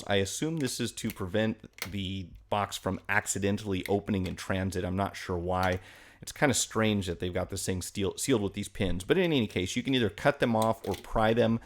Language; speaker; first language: English; native; English